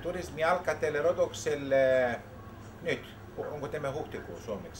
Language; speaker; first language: Finnish; non-native, learner; Greek